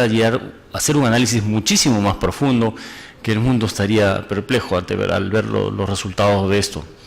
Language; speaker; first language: Spanish; native; Spanish